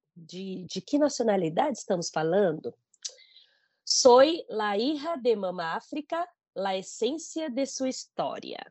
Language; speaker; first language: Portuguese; native; Portuguese